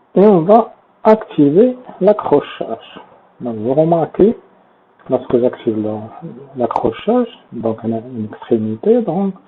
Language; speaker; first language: French; non-native, local second language; Arabic